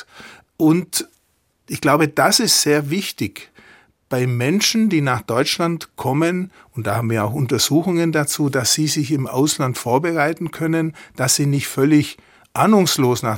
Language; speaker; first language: German; native; German